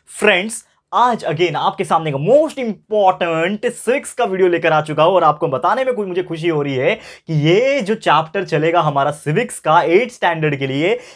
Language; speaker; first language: Hindi; native; Hindi